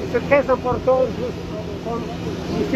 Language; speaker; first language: French; non-native, fluent; Russian